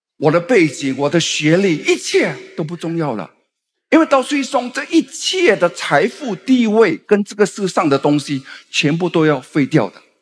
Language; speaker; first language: Chinese; native; Chinese